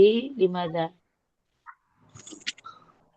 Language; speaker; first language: Arabic; non-native, fluent; Indonesian